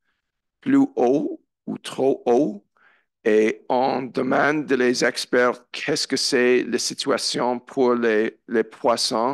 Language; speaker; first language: French; non-native, learner; English